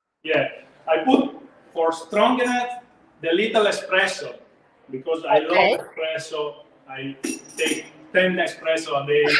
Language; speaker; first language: English; non-native, learner; Italian